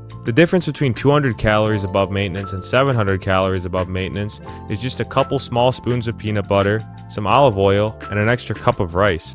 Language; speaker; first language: English; native; English